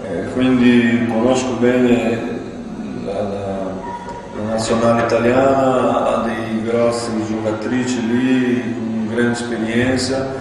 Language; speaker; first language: Italian; non-native, fluent; Portuguese